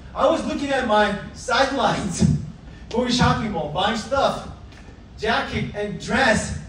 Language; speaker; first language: English; non-native, fluent; Korean